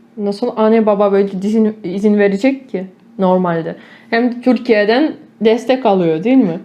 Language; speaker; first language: Turkish; non-native, fluent; Ukrainian